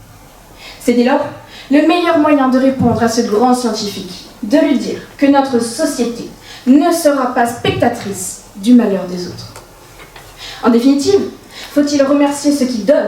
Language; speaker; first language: French; native; French